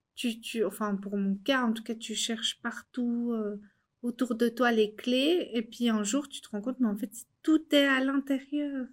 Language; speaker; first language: French; native; French